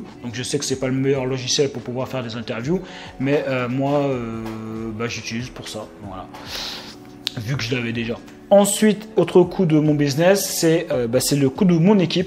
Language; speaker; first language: French; native; French